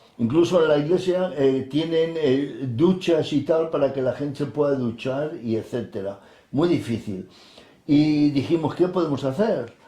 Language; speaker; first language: Spanish; native; Spanish